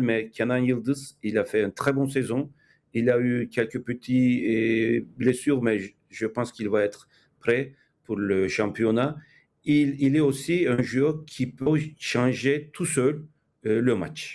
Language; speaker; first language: French; non-native, fluent; Turkish